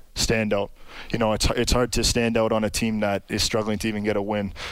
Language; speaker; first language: English; native; English